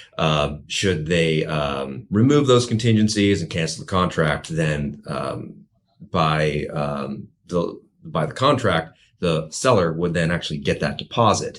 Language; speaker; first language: English; native; English